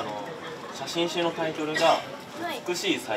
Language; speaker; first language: Japanese; native; Japanese